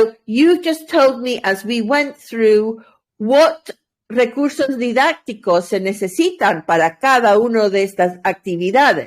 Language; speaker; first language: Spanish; non-native, learner; English